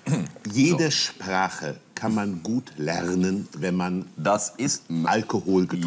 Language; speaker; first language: German; native; German